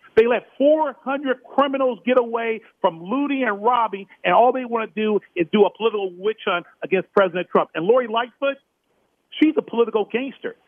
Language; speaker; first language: English; native; English